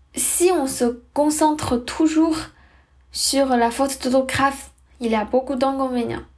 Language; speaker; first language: French; non-native, fluent; Chinese